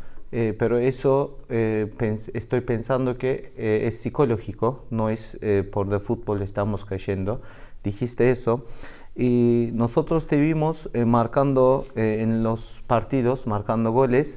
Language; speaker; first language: Spanish; non-native, learner; Turkish